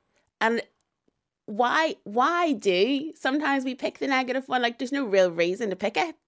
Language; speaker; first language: English; native; English